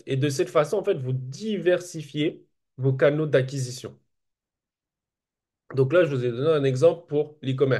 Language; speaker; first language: French; native; French